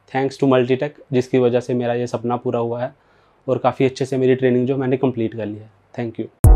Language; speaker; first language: Hindi; native; Hindi